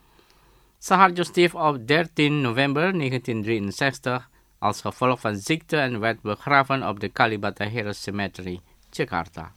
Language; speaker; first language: Dutch; non-native, fluent; Indonesian